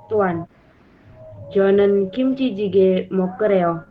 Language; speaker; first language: Korean; non-native, learner; Indonesian